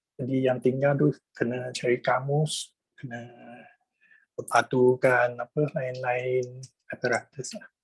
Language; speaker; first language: Malay; non-native, local second language; Chinese